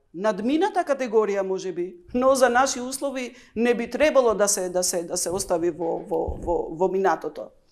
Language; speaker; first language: Macedonian; non-native, local second language; Albanian